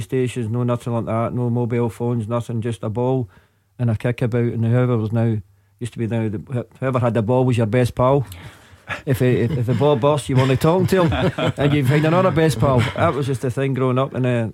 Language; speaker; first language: English; native; English